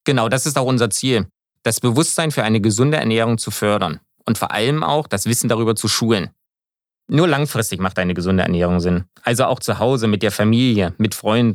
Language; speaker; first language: German; native; German